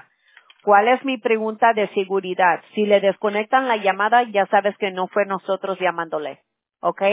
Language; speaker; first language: Spanish; early bilingual, heritage; Spanish